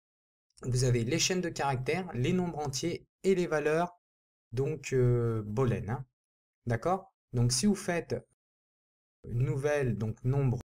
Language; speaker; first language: French; native; French